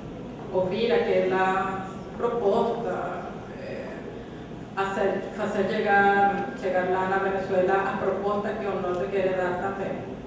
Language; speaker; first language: Portuguese; non-native, fluent; Spanish